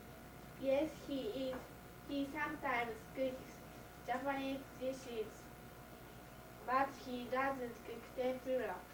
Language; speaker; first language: English; non-native, learner; Japanese